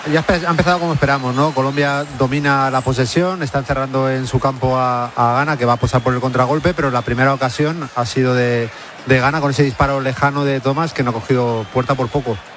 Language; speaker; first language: Spanish; native; Spanish